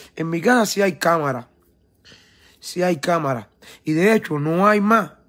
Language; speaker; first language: Spanish; native; Spanish